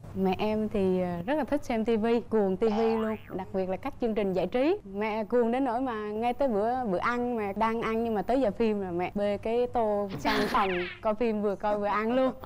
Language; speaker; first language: Vietnamese; native; Vietnamese